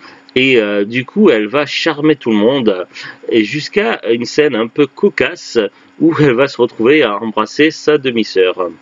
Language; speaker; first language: French; native; French